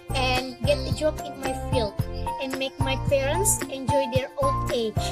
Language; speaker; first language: English; non-native, learner; Indonesian